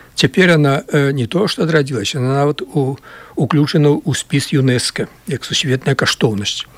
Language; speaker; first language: Belarusian; native; Belarusian